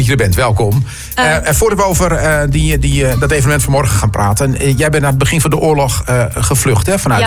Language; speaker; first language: Dutch; native; Dutch